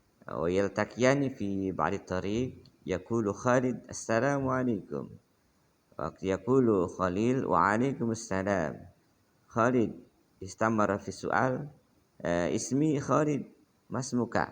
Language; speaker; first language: Arabic; non-native, fluent; Indonesian